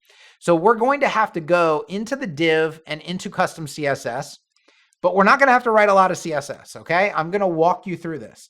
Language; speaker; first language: English; native; English